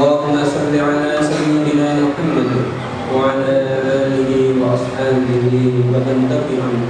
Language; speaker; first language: Arabic; non-native, learner; Indonesian